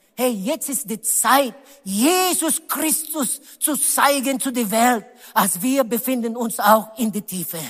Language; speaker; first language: German; non-native, learner; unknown